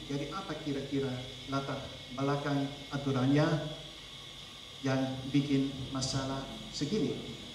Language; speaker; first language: Indonesian; non-native, fluent; Dutch